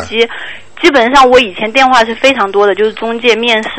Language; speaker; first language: Chinese; native; Chinese